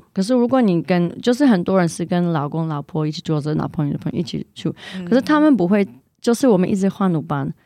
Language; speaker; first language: Chinese; non-native, fluent; English